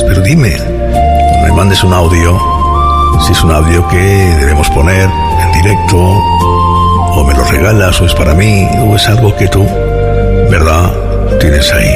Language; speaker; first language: Spanish; native; Spanish